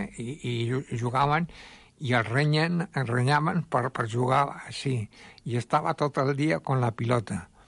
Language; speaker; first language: Catalan; early bilingual, other home language; Spanish